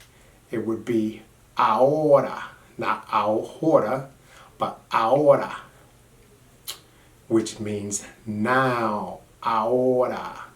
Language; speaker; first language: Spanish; non-native, fluent; English